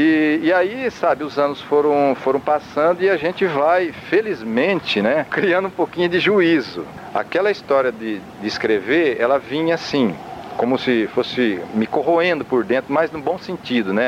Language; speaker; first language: Portuguese; native; Portuguese